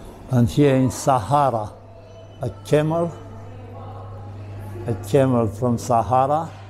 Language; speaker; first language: English; non-native, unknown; Romanian